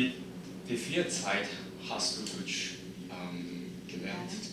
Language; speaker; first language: German; non-native, learner; Chinese